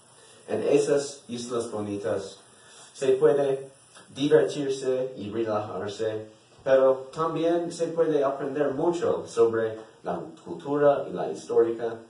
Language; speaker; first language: Spanish; non-native, learner; English